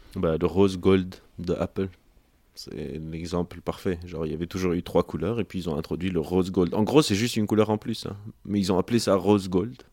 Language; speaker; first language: French; non-native, local second language; Arabic